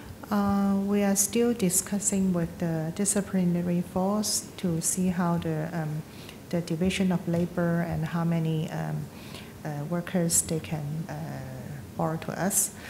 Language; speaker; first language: English; non-native, local second language; Cantonese